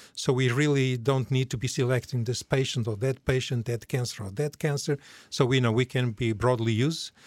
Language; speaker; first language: English; non-native, fluent; Portuguese